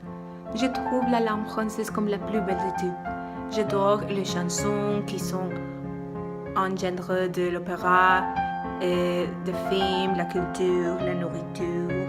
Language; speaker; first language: French; non-native, learner; Spanish